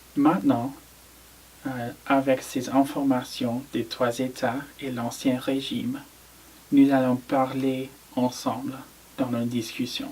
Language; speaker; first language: French; non-native, learner; English